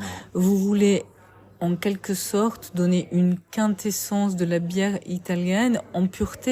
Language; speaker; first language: French; native; French